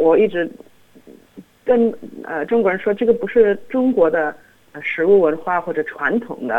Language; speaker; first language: Chinese; non-native, fluent; English